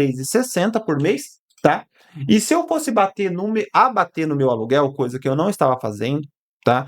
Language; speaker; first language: Portuguese; native; Portuguese